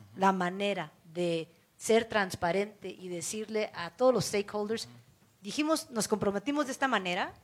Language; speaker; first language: Spanish; early bilingual, heritage; Spanish